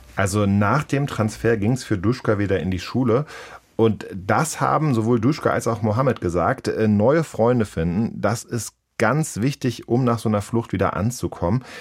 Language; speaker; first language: German; native; German